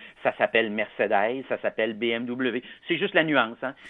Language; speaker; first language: French; native; French